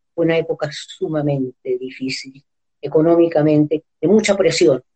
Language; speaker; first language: Spanish; native; Spanish